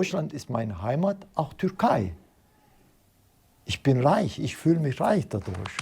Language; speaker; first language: German; non-native, fluent; Turkish